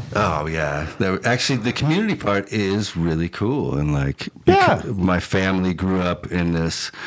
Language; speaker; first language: English; native; English